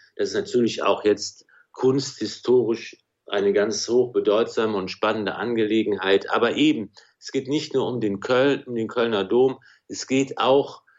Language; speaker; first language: German; native; German